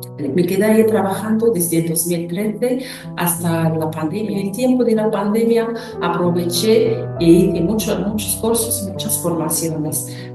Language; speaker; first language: Spanish; non-native, fluent; Arabic